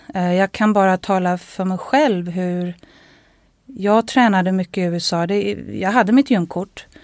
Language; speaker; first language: Swedish; native; Swedish